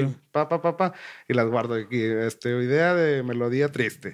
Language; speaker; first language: Spanish; native; Spanish